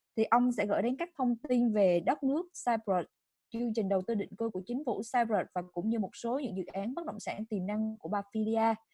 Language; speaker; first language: Vietnamese; native; Vietnamese